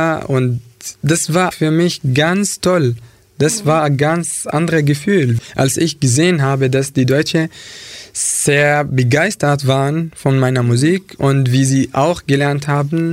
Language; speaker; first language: German; non-native, fluent; Arabic